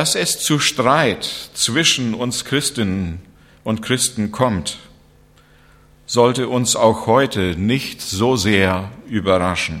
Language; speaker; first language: German; non-native, fluent; English